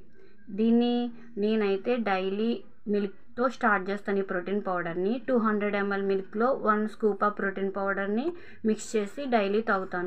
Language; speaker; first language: Telugu; native; Telugu